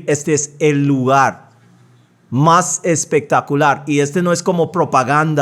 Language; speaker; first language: Spanish; non-native, fluent; English